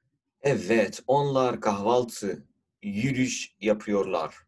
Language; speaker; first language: Turkish; non-native, fluent; Urdu